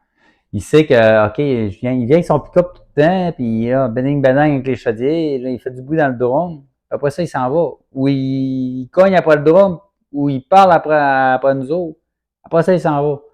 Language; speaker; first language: French; native; French